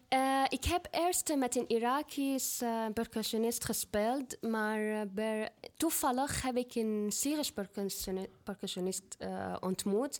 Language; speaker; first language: Dutch; non-native, fluent; Arabic